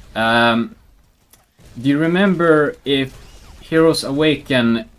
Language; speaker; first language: English; non-native, fluent; Swedish